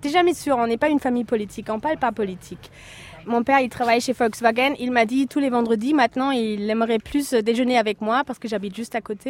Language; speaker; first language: French; non-native, fluent; German